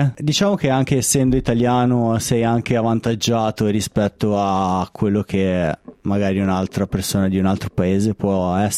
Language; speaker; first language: Italian; native; Italian